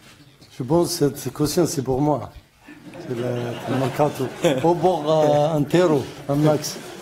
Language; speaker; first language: French; non-native, learner; Arabic